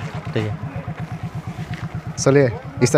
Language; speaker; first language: Hindi; non-native, local second language; Assamese